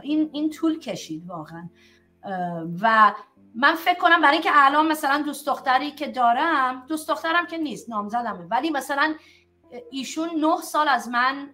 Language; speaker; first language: Persian; early bilingual, heritage; Persian